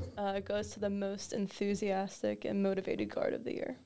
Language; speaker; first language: English; native; English